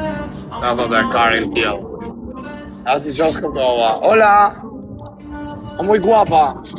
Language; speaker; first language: Spanish; non-native, learner; Albanian